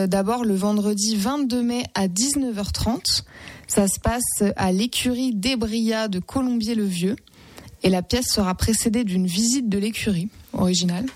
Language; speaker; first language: French; native; French